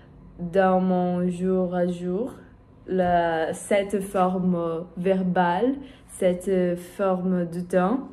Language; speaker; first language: French; non-native, learner; Portuguese